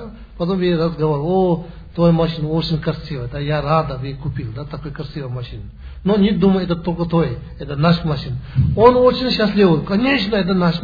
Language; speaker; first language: Russian; non-native, learner; Tibetan